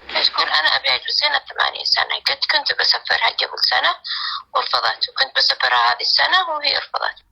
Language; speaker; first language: Arabic; native; Arabic